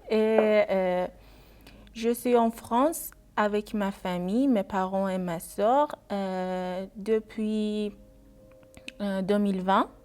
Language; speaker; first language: French; non-native, learner; Persian